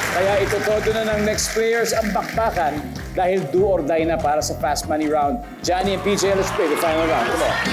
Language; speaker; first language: Filipino; native; Filipino